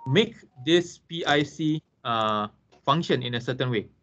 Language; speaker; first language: English; non-native, local second language; Malay